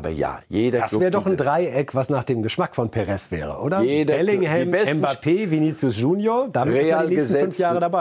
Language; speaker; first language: German; native; German